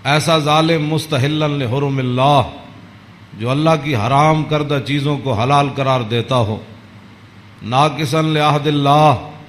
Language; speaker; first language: Urdu; non-native, local second language; Punjabi